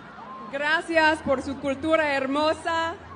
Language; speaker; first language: Spanish; non-native, fluent; English